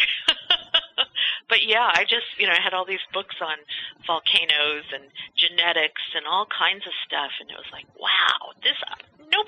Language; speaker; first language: English; native; English